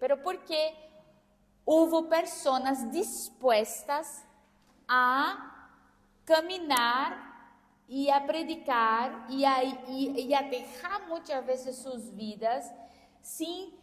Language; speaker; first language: Spanish; non-native, fluent; Portuguese